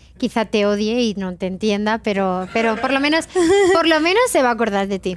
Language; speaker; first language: Spanish; native; Spanish